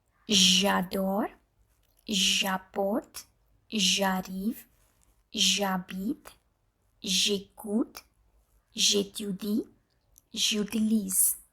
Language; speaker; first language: French; non-native, fluent; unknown